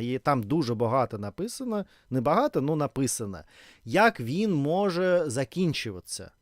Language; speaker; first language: Ukrainian; non-native, learner; Russian